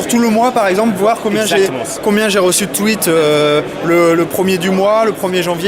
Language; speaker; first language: French; native; French